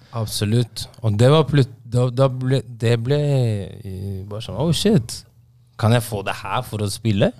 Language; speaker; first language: Norwegian; native; Norwegian